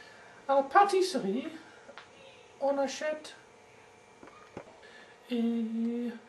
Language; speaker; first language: French; non-native, learner; English